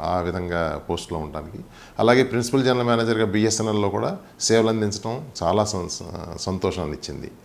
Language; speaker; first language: Telugu; native; Telugu